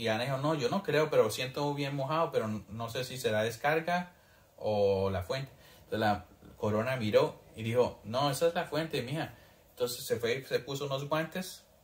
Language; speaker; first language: Spanish; early bilingual, heritage; Spanish